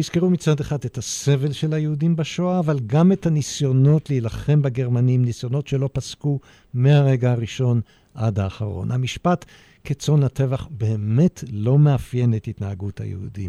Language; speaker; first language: Hebrew; native; Hebrew